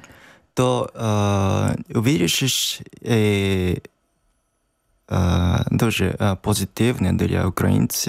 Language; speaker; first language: Ukrainian; non-native, learner; Japanese